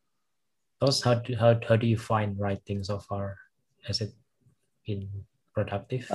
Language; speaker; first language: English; non-native, fluent; Indonesian